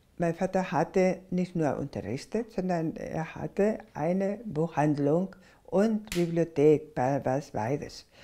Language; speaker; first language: German; non-native, fluent; Spanish